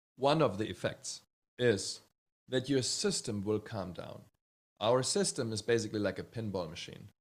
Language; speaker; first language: English; early bilingual, other home language; Czech